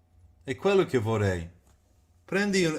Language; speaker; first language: Italian; non-native, fluent; English